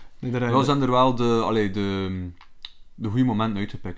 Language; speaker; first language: Dutch; native; Dutch